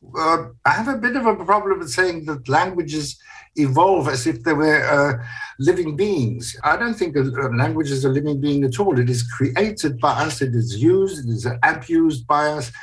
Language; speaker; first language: English; non-native, fluent; German